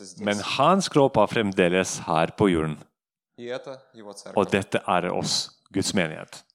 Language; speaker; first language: Norwegian; non-native, fluent; Russian